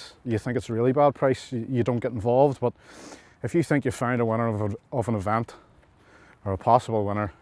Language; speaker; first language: English; native; English